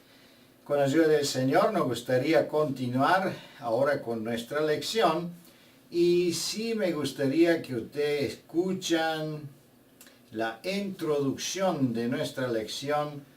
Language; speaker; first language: Spanish; non-native, fluent; Bulgarian